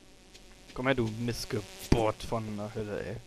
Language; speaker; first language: German; native; German